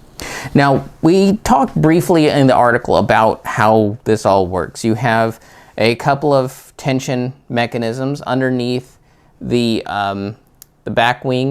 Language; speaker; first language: English; native; English